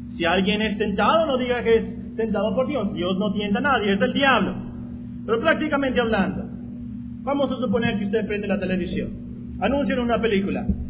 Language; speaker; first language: Spanish; non-native, fluent; English